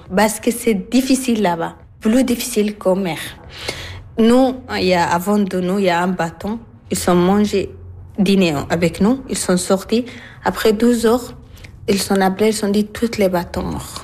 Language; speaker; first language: French; non-native, learner; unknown